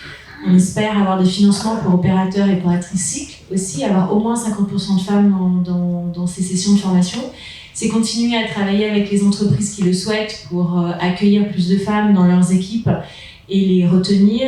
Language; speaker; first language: French; native; French